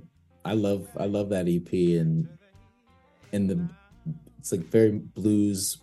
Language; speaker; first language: English; native; English